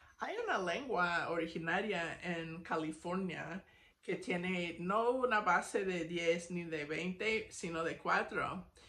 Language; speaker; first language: Spanish; non-native, fluent; English